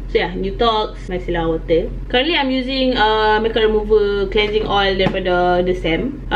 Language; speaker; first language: English; non-native, local second language; Malay